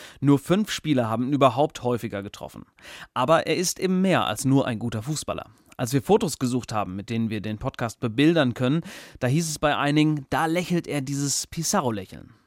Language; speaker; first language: German; native; German